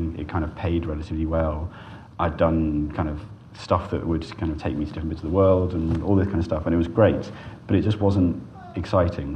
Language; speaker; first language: English; native; English